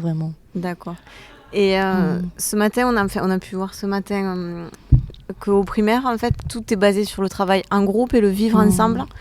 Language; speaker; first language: French; native; French